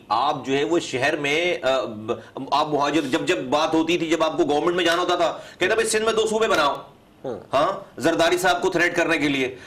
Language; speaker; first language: Urdu; native; Urdu